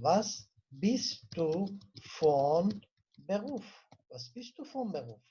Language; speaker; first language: German; non-native, fluent; Turkish